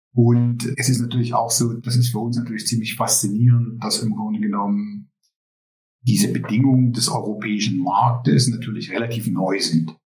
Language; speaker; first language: German; native; German